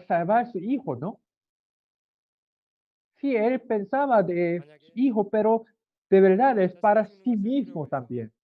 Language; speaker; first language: Spanish; non-native, learner; Korean